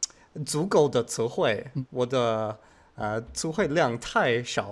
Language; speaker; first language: Chinese; non-native, learner; English